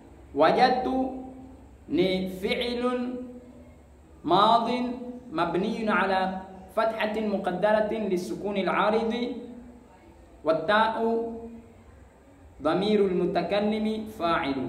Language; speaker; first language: Arabic; non-native, fluent; Swahili